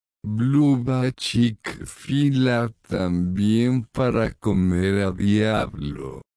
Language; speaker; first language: Spanish; non-native, learner; English